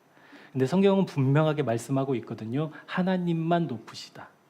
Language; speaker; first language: Korean; native; Korean